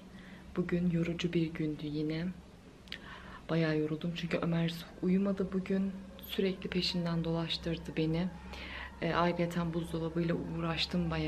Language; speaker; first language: Turkish; native; Turkish